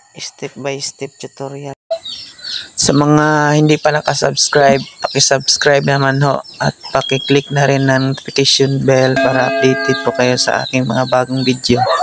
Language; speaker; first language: Filipino; non-native, local second language; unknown